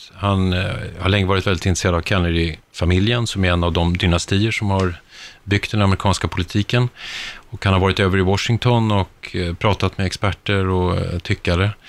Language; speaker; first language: Swedish; native; Swedish